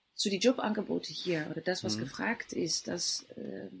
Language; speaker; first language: German; non-native, fluent; Dutch